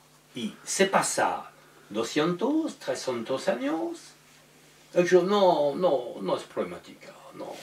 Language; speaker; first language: Spanish; non-native, learner; French